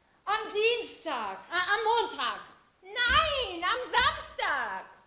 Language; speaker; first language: German; non-native, fluent; Portuguese